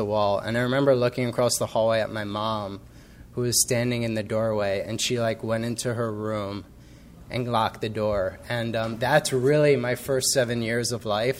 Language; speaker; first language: English; native; English